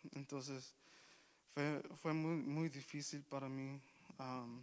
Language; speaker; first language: Spanish; early bilingual, heritage; Spanish